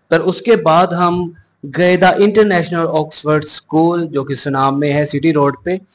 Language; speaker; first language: Hindi; non-native, local second language; Punjabi